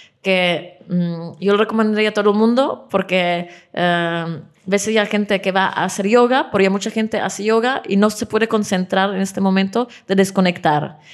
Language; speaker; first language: Spanish; non-native, fluent; Czech